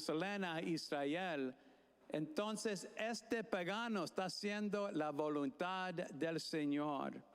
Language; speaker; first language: Spanish; non-native, fluent; English